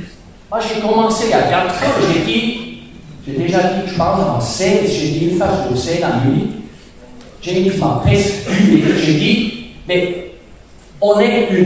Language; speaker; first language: French; non-native, fluent; German